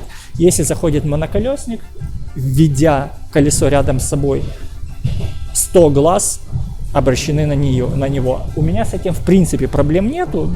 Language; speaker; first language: Russian; native; Russian